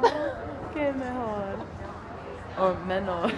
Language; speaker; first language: Spanish; non-native, learner; English